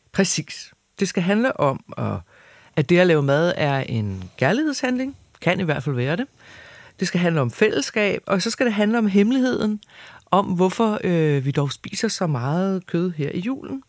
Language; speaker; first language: Danish; native; Danish